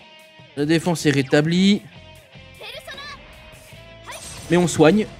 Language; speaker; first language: French; native; French